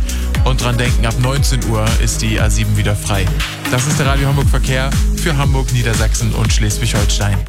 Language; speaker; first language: German; native; German